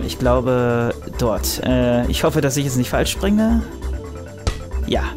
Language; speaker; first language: German; native; German